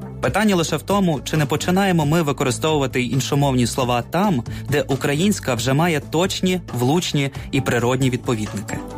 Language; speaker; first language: Ukrainian; native; Ukrainian